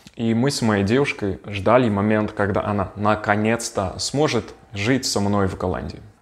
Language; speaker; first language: Russian; non-native, fluent; Dutch